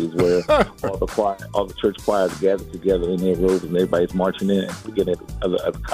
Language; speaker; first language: English; native; English